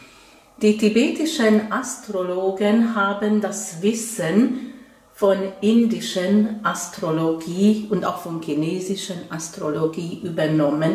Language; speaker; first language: German; non-native, fluent; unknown